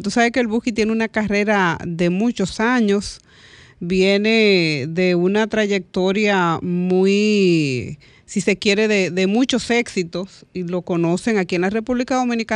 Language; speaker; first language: Spanish; native; Spanish